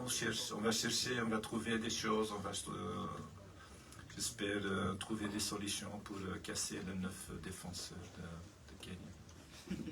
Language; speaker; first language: French; non-native, learner; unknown